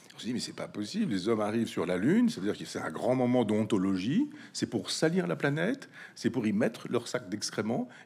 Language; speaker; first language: French; native; French